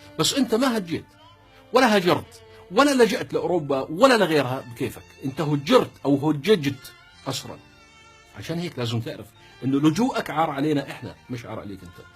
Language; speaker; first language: Arabic; native; Arabic